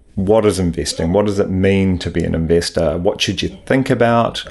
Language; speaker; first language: English; native; English